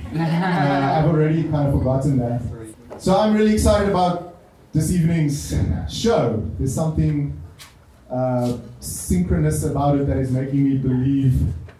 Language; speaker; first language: English; non-native, local second language; Afrikaans